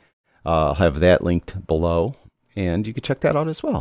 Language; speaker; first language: English; native; English